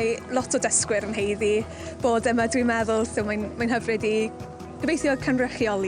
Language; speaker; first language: Welsh; non-native, fluent; English